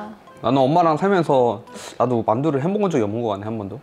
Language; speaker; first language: Korean; native; Korean